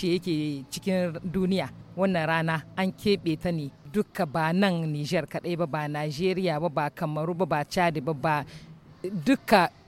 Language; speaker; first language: Hausa; native; Hausa